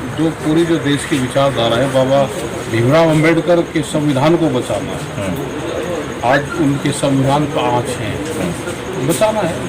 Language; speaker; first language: Hindi; native; Hindi